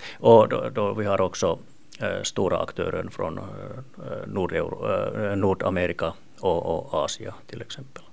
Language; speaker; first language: Swedish; non-native, local second language; Finnish